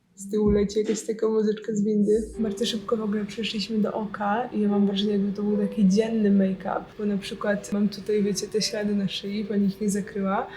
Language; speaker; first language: Polish; native; Polish